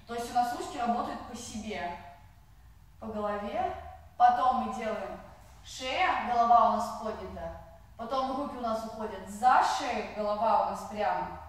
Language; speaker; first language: Russian; non-native, fluent; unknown